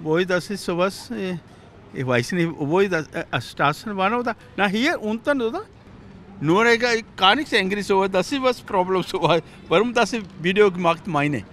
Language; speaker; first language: German; non-native, learner; Hungarian